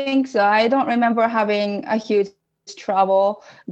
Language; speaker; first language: English; non-native, fluent; Japanese